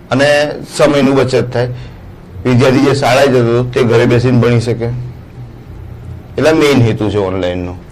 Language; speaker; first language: Gujarati; native; Gujarati